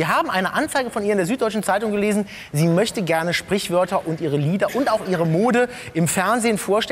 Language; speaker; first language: German; native; German